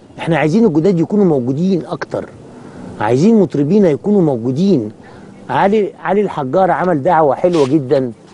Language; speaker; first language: Arabic; native; Arabic